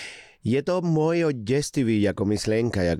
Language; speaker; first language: Czech; non-native, fluent; Spanish